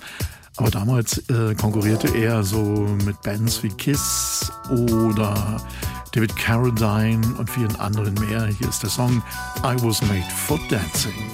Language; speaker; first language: German; native; German